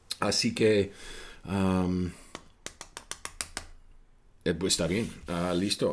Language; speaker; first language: Spanish; non-native, fluent; English